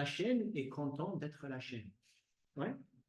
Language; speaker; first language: French; non-native, fluent; English